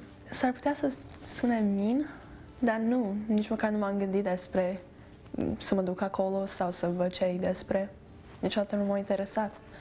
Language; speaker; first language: Romanian; early bilingual, heritage; Romanian